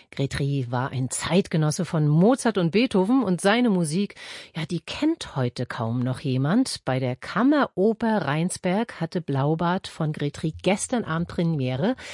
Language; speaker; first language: German; native; German